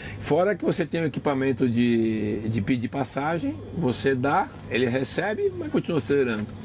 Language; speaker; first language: Portuguese; native; Portuguese